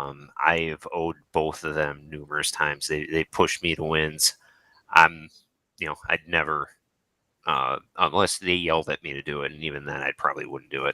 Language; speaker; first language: English; native; English